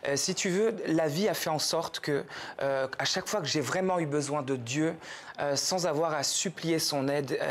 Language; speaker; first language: French; native; French